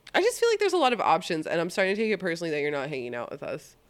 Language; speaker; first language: English; early bilingual, other home language; Italian